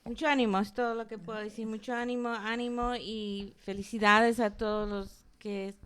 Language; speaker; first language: Spanish; early bilingual, heritage; Spanish